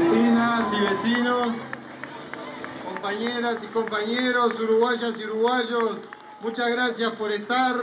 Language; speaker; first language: Spanish; native; Spanish